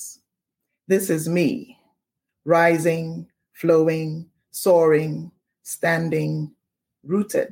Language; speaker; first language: English; non-native, local second language; Ewe